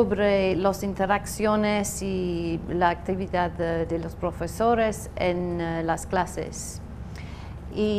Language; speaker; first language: Spanish; non-native, learner; English